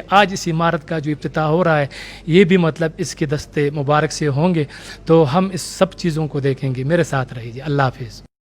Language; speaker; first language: Urdu; non-native, local second language; Pashto